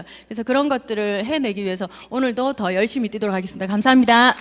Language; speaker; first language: Korean; native; Korean